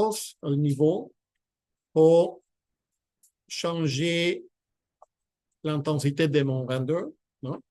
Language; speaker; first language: French; non-native, fluent; Spanish